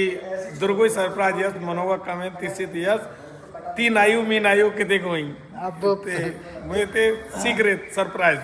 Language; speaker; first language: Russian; non-native, learner; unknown